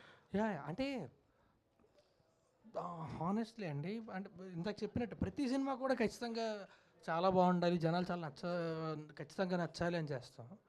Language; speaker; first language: Telugu; native; Telugu